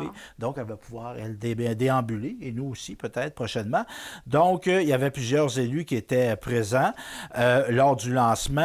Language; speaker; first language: French; native; French